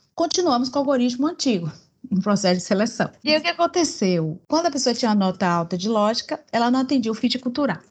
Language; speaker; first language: Portuguese; native; Portuguese